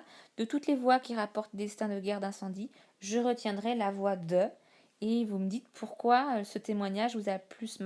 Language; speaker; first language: French; native; French